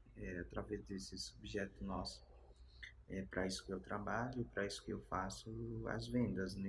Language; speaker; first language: Portuguese; non-native, local second language; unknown